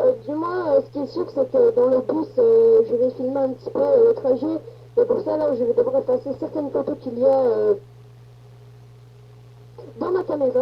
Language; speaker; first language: French; native; French